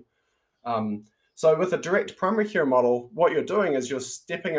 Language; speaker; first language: English; native; English